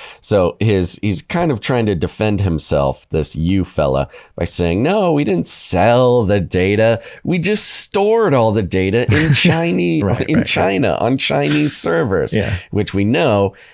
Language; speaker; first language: English; native; English